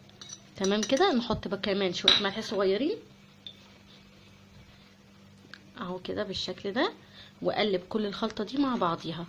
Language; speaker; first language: Arabic; native; Arabic